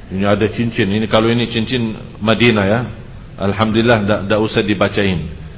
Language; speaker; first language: Indonesian; non-native, fluent; Arabic